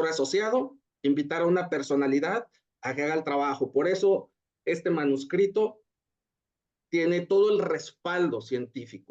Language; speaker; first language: Spanish; native; Spanish